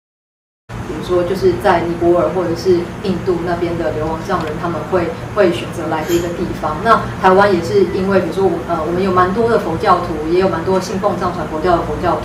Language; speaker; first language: Chinese; native; Chinese